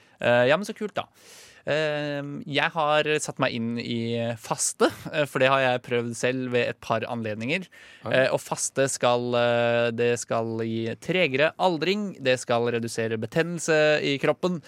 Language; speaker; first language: Norwegian; native; Norwegian